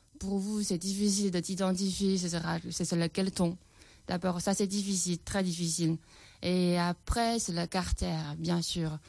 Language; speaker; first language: French; non-native, fluent; Chinese